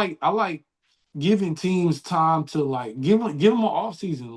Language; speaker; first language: English; native; English